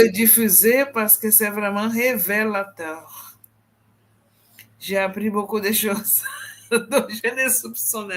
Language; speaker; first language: French; non-native, fluent; Portuguese